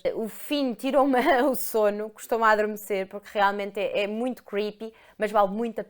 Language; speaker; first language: Portuguese; native; Portuguese